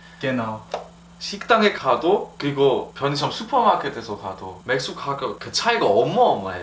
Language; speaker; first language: Korean; non-native, fluent; German